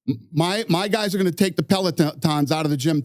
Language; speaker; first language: English; native; English